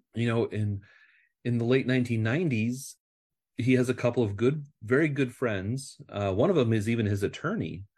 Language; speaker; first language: English; native; English